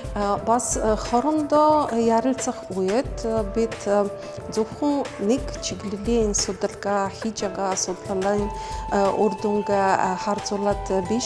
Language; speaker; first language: Mongolian; non-native, fluent; Polish